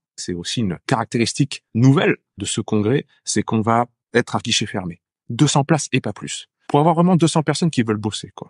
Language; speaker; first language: French; native; French